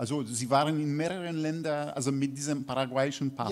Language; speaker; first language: German; non-native, fluent; Polish